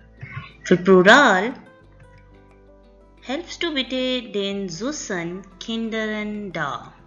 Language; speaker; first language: German; non-native, learner; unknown